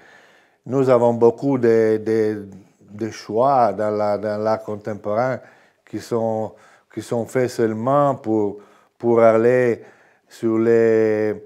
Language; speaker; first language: French; non-native, fluent; Italian